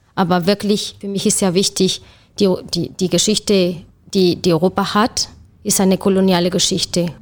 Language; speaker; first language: German; non-native, fluent; Spanish